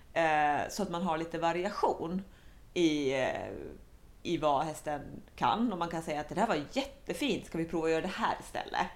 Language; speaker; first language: Swedish; native; Swedish